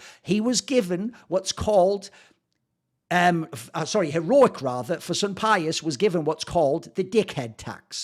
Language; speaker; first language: English; native; English